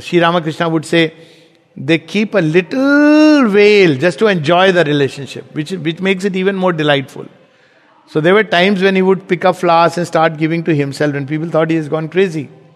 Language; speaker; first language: English; non-native, local second language; Hindi